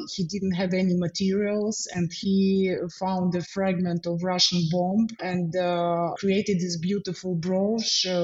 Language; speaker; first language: English; non-native, fluent; Ukrainian